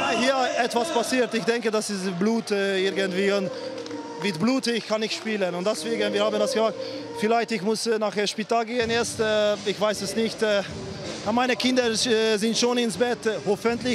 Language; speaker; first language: German; non-native, fluent; Hungarian